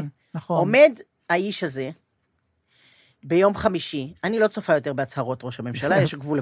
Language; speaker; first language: Hebrew; native; Hebrew